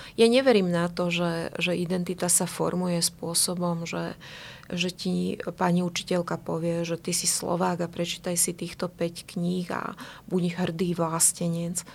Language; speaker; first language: Slovak; non-native, local second language; Hungarian